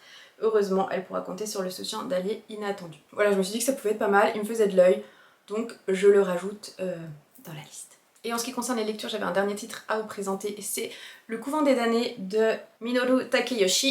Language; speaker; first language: French; native; French